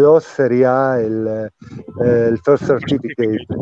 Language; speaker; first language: Spanish; non-native, fluent; Italian